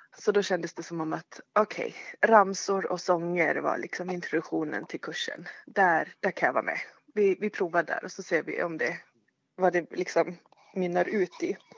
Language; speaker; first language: Swedish; native; Swedish